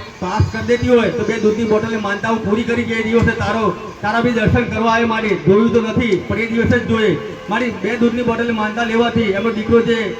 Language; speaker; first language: Gujarati; native; Gujarati